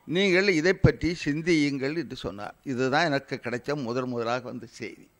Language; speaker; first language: Tamil; native; Tamil